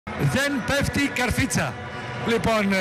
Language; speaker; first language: Greek; native; Greek